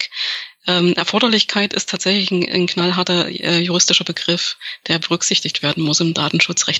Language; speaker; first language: German; native; German